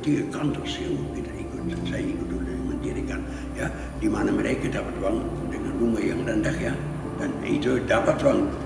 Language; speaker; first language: Indonesian; non-native, fluent; Dutch